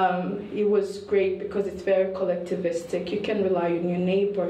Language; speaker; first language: English; non-native, local second language; Kinyarwanda